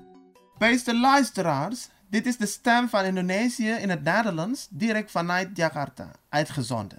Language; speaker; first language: Dutch; non-native, fluent; Indonesian